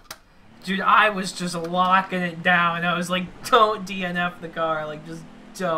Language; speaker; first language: English; native; English